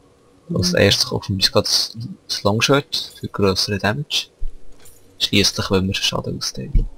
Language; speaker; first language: German; native; German